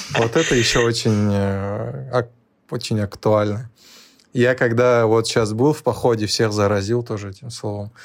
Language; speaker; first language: Russian; non-native, local second language; Lezghian